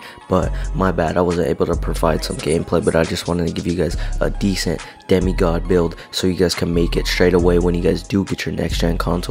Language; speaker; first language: English; native; English